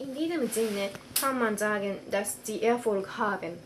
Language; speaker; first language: German; non-native, learner; Japanese